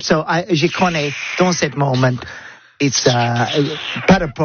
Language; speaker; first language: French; non-native, learner; English